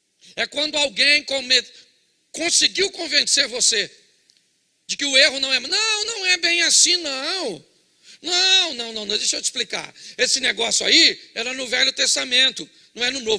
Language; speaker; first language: Portuguese; native; Portuguese